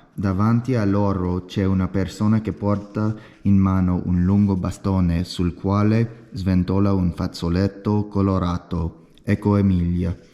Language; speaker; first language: Italian; non-native, learner; English